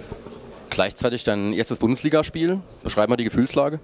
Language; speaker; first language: German; native; German